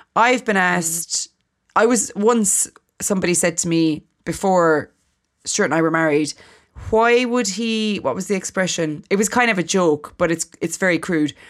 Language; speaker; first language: English; native; English